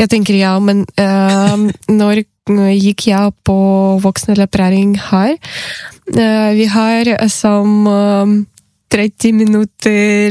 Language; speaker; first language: Norwegian; non-native, learner; Ukrainian